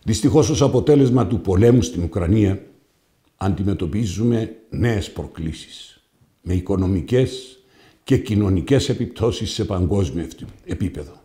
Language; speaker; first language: Greek; native; Greek